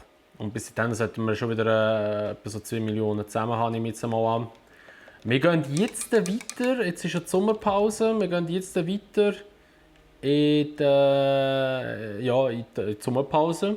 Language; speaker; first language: German; native; German